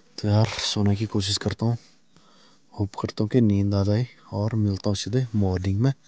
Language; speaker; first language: Hindi; native; Hindi